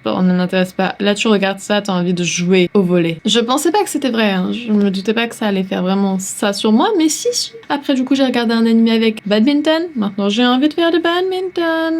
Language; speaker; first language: French; native; French